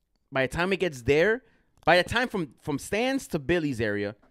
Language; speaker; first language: English; early bilingual, other home language; Spanish